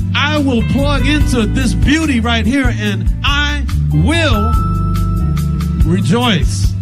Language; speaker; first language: English; native; English